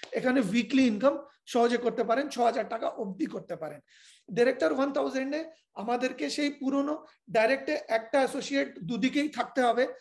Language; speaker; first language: Bangla; non-native, fluent; Hindi